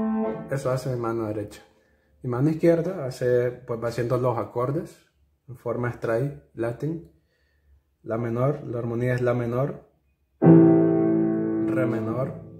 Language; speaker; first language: Spanish; native; Spanish